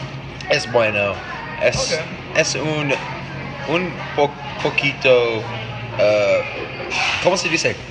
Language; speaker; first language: Spanish; non-native, learner; English